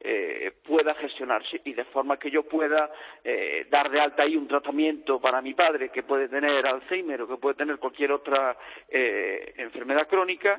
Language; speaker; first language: Spanish; native; Spanish